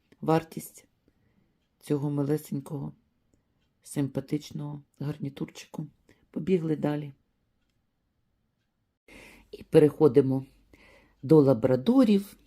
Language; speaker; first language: Ukrainian; native; Ukrainian